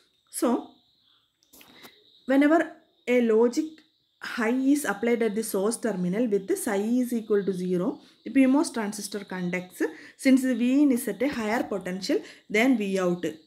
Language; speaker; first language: English; non-native, local second language; Malayalam